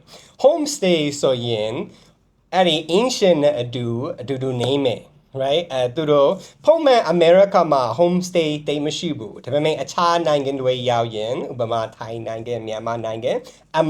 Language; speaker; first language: Burmese; non-native, fluent; English